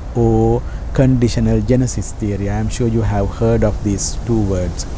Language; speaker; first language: English; non-native, local second language; Sinhala